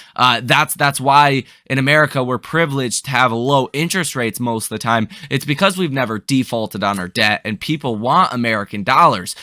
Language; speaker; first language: English; native; English